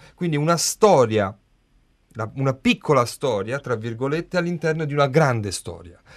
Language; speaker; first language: Italian; native; Italian